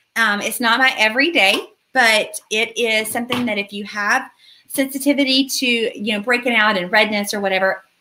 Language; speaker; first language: English; native; English